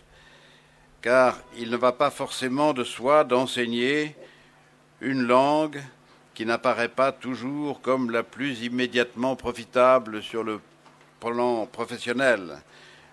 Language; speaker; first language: French; native; French